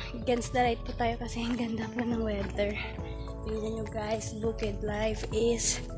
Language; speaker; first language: Filipino; non-native, local second language; Hiligaynon